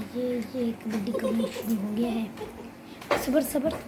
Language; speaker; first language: Hindi; non-native, local second language; Punjabi